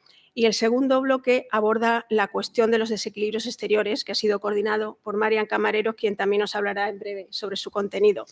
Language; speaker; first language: Spanish; native; Spanish